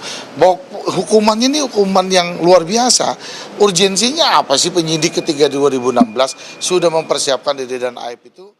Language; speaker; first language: Indonesian; native; Indonesian